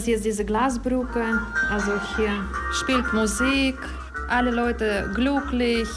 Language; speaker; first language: German; non-native, learner; Ukrainian